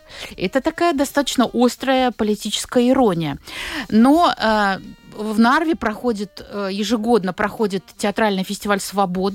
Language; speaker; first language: Russian; native; Russian